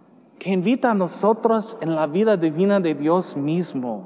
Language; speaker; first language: Spanish; non-native, learner; English